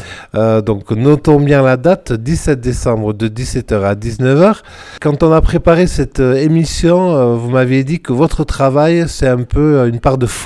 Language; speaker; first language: French; native; French